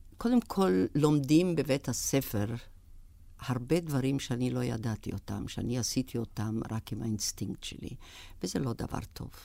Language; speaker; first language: Hebrew; non-native, fluent; German